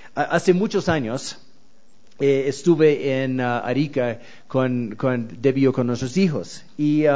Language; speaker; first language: Spanish; non-native, fluent; English